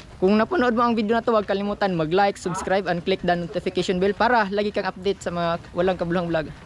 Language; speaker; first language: Filipino; non-native, local second language; Iloko